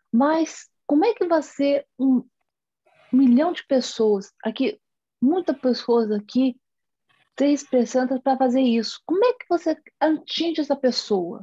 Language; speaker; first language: Portuguese; non-native, learner; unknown